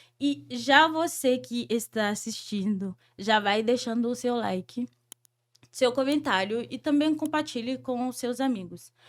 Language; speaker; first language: Portuguese; non-native, fluent; Haitian Creole